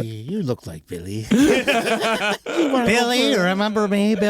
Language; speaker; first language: English; native; English